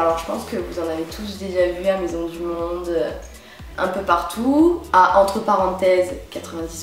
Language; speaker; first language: French; native; French